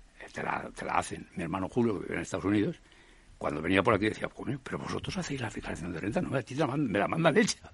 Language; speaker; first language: Spanish; native; Spanish